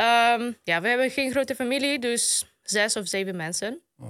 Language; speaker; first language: Dutch; non-native, fluent; Polish